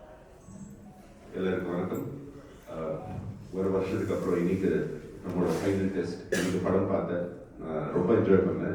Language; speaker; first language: Tamil; non-native, fluent; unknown